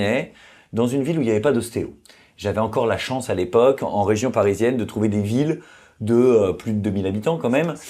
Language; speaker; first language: French; native; French